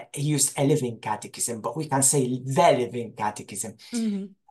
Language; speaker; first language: English; non-native, fluent; Arabic